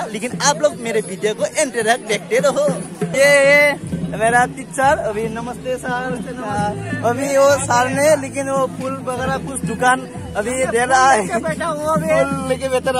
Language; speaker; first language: Hindi; non-native, local second language; Assamese